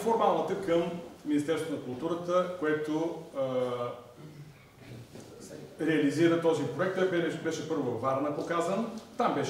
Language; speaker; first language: Bulgarian; native; Bulgarian